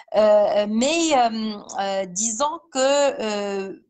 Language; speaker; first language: French; non-native, local second language; Arabic